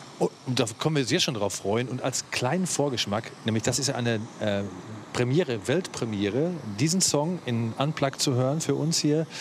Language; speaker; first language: German; native; German